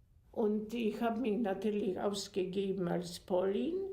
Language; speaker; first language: German; non-native, fluent; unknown